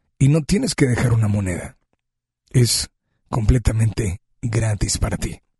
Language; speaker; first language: Spanish; native; Spanish